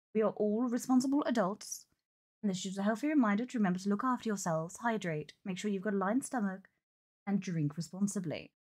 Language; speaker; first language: English; native; English